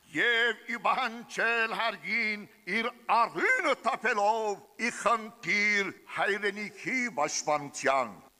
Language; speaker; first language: Armenian; early bilingual, heritage; Armenian